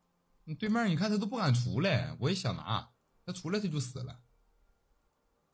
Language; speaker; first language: Chinese; native; Chinese